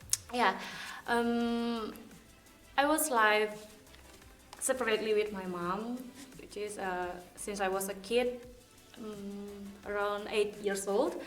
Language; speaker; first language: English; non-native, learner; Indonesian